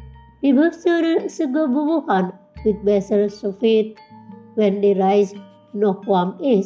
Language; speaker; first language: German; non-native, fluent; Indonesian